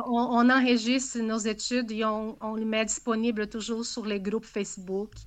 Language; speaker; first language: French; non-native, fluent; Portuguese